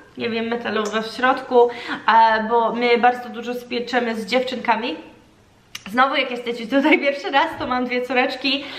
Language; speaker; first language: Polish; early bilingual, heritage; Polish